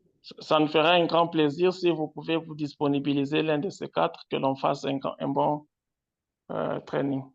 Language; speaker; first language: French; non-native, local second language; Rundi